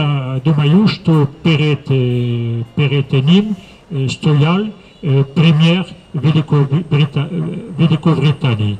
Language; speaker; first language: Russian; non-native, fluent; French